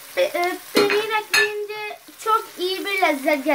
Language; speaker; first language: Turkish; non-native, learner; Urdu